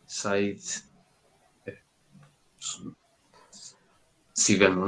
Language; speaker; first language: German; non-native, learner; Spanish